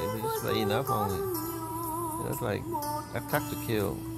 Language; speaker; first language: English; non-native, fluent; Vietnamese